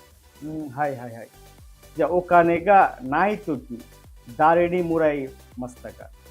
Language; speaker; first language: Japanese; non-native, fluent; Bangla